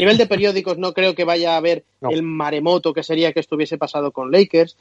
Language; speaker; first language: Spanish; native; Spanish